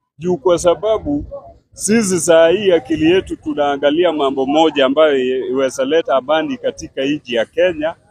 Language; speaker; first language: Swahili; non-native, local second language; Luo (Kenya and Tanzania)